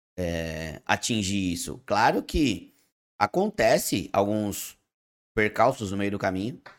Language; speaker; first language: Portuguese; native; Portuguese